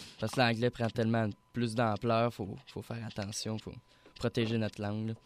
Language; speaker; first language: French; native; French